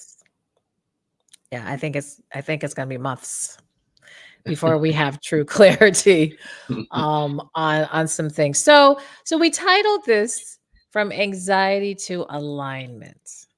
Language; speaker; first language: English; native; English